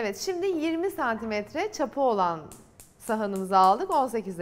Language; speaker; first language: Turkish; native; Turkish